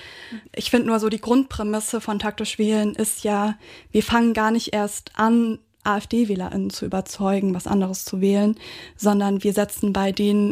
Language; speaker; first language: German; native; German